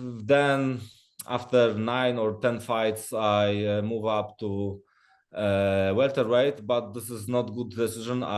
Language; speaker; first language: English; non-native, learner; Polish